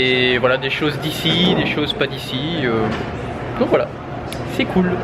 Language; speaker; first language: French; native; French